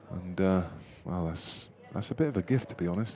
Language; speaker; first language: English; native; English